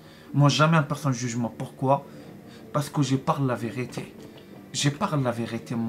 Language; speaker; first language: French; non-native, learner; Arabic